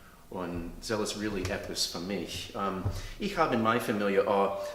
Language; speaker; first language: German; early bilingual, heritage; English